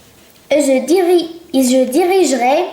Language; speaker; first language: French; non-native, local second language; Arabic